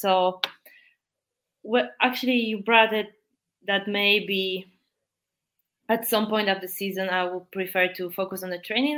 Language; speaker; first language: English; non-native, fluent; Polish